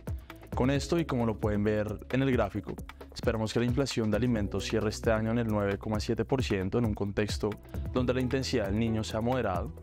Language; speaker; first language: Spanish; native; Spanish